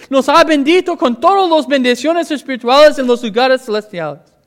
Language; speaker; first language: Spanish; non-native, fluent; English